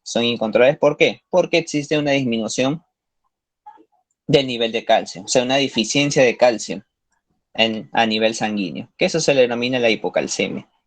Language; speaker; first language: Spanish; native; Spanish